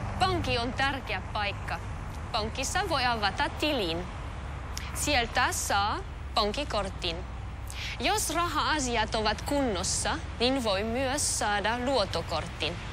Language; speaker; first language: Finnish; non-native, fluent; French